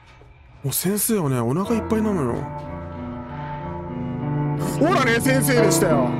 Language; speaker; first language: Japanese; native; Japanese